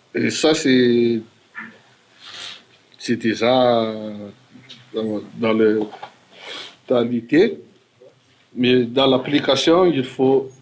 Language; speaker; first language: French; non-native, local second language; Malagasy